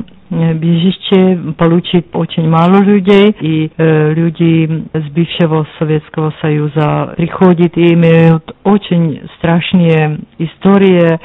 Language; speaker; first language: Russian; non-native, learner; Czech